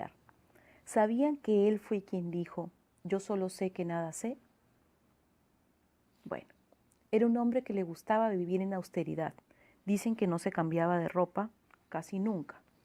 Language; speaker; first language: Spanish; native; Spanish